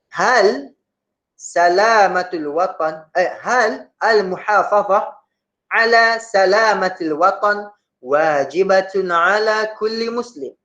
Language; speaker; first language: Arabic; non-native, fluent; Malay